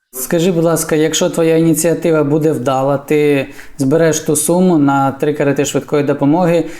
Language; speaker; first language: Ukrainian; native; Ukrainian